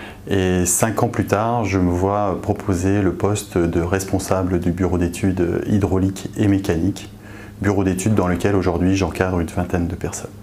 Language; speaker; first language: French; native; French